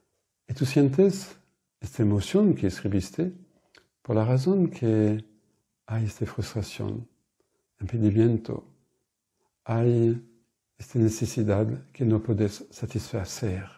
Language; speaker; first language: Spanish; non-native, fluent; French